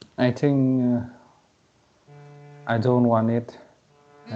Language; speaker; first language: English; non-native, learner; Vietnamese